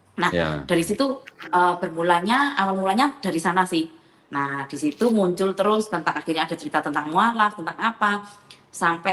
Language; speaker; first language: Indonesian; native; Indonesian